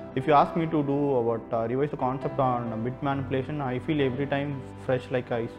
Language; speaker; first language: English; non-native, local second language; Tamil